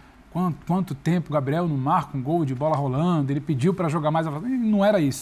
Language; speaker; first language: Portuguese; native; Portuguese